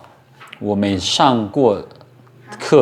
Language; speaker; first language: Chinese; non-native, fluent; Lao